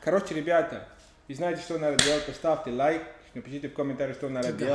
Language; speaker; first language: Russian; non-native, learner; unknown